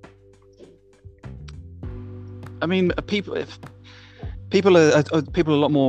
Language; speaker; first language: English; native; English